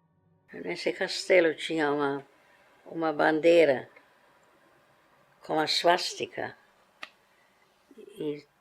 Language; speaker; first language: Portuguese; non-native, fluent; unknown